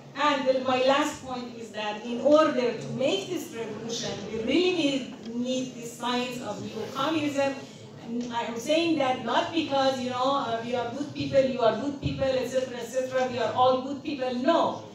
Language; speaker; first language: English; non-native, fluent; Persian